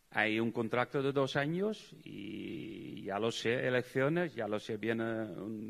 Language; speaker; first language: Spanish; non-native, fluent; Dutch